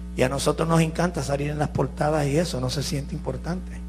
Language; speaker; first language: Spanish; early bilingual, heritage; Spanish